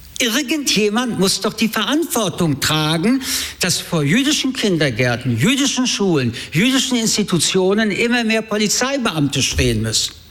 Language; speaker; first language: German; early bilingual, other home language; French